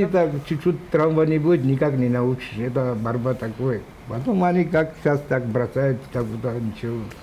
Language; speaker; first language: Russian; non-native, local second language; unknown